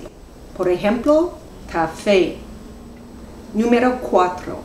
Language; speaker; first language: Spanish; non-native, fluent; English